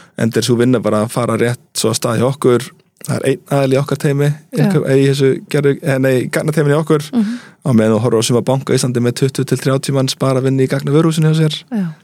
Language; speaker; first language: Icelandic; early bilingual, heritage; Icelandic